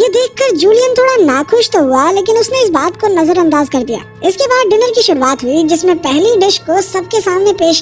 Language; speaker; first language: Hindi; native; Hindi